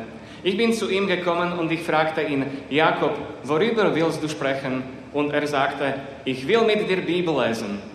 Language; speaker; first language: German; non-native, fluent; Slovak